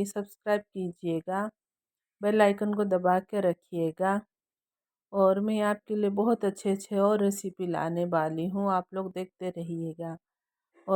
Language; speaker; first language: Hindi; non-native, local second language; Odia